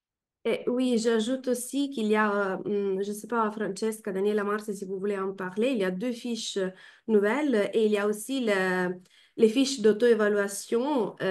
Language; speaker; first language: French; non-native, fluent; Italian